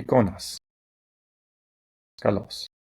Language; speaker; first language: Greek; non-native, fluent; English